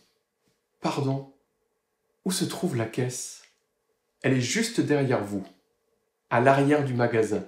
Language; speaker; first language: French; native; French